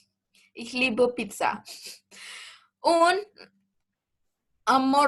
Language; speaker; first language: German; non-native, learner; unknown